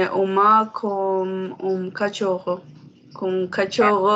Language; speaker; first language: Portuguese; non-native, learner; Spanish